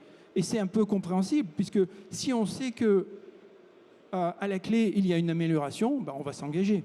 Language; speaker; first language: French; native; French